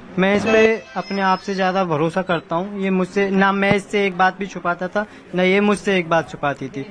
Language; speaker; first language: Hindi; native; Hindi